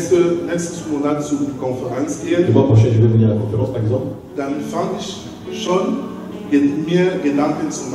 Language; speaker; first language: German; non-native, learner; French